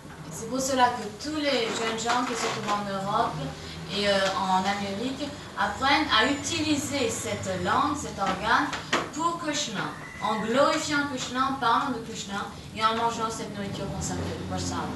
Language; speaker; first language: French; native; French